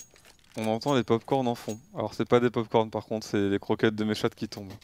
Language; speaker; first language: French; native; French